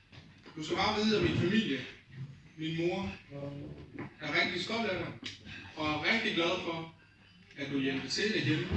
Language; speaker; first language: Danish; early bilingual, other home language; Vietnamese